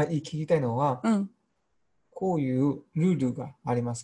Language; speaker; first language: Japanese; non-native, learner; Chinese